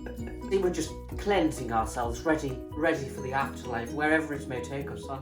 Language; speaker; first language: English; native; English